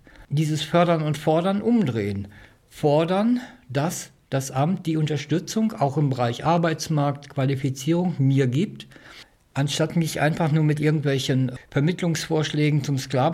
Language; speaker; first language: German; native; German